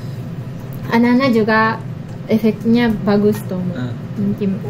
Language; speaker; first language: Indonesian; non-native, learner; Japanese